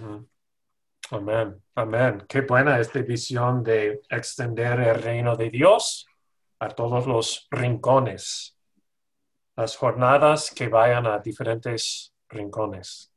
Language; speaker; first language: Spanish; non-native, learner; English